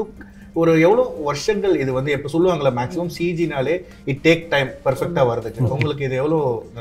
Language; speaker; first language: Tamil; native; Tamil